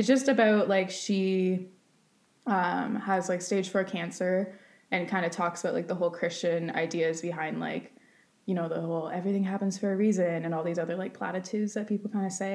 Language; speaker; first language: English; native; English